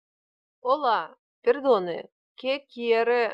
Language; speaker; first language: Spanish; non-native, learner; Russian